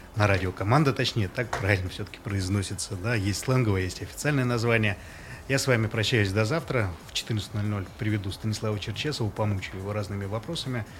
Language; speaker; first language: Russian; native; Russian